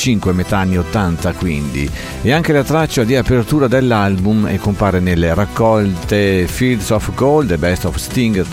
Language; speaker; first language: Italian; native; Italian